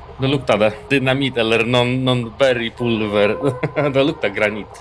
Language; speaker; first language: Swedish; non-native, learner; Polish